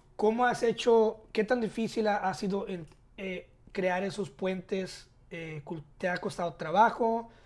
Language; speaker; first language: Spanish; early bilingual, heritage; Spanish